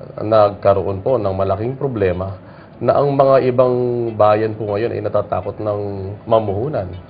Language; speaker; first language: Filipino; non-native, local second language; Pampanga